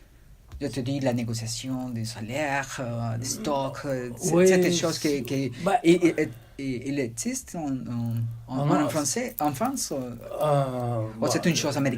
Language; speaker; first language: French; non-native, learner; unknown